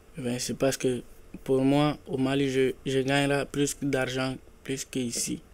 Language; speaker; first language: French; non-native, local second language; Bambara